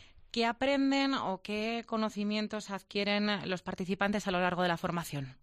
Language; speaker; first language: Spanish; native; Spanish